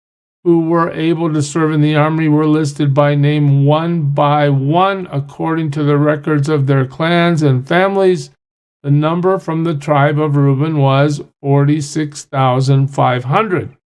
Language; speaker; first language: English; native; English